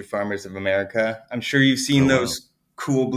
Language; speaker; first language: English; native; English